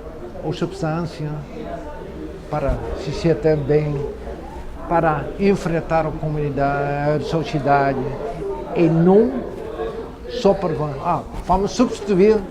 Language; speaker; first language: Portuguese; non-native, fluent; Dutch